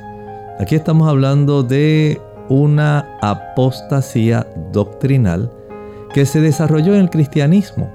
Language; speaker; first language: Spanish; native; Spanish